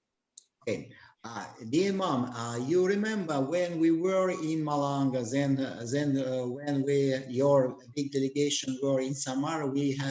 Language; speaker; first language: English; non-native, learner; Russian